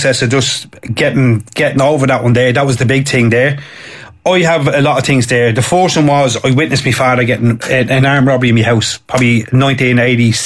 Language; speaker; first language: English; native; English